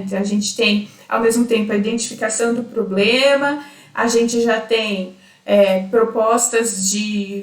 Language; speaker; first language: Portuguese; native; Portuguese